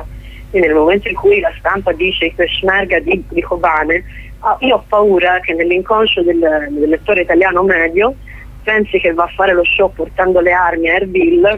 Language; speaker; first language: Italian; native; Italian